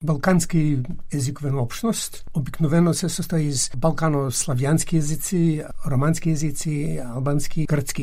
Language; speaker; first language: Bulgarian; non-native, fluent; English